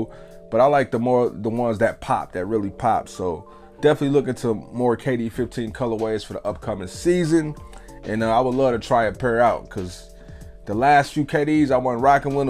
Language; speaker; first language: English; native; English